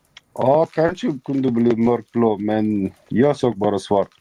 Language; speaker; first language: Swedish; non-native, local second language; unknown